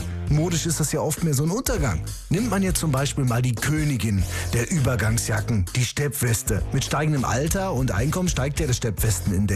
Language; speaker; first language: German; native; German